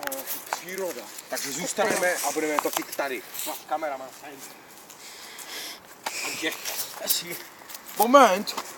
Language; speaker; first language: Czech; native; Czech